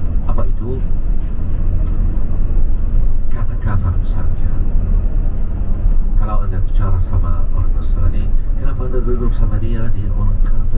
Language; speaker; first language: Indonesian; non-native, fluent; Arabic